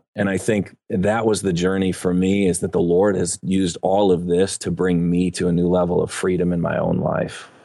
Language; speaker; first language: English; native; English